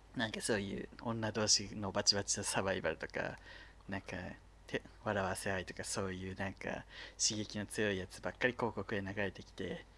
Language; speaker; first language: Japanese; native; Japanese